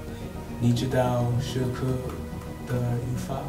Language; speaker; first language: Chinese; non-native, learner; English